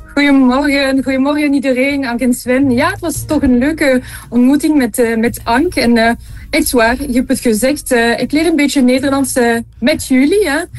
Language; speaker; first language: Dutch; non-native, local second language; French